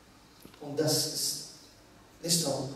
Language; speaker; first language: German; non-native, fluent; Arabic